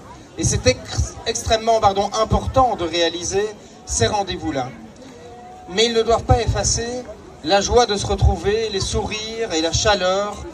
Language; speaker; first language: French; native; French